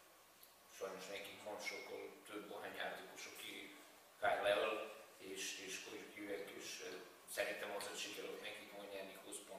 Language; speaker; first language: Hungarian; non-native, learner; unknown